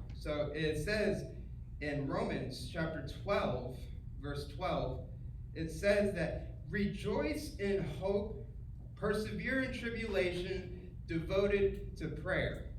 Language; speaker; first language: English; native; English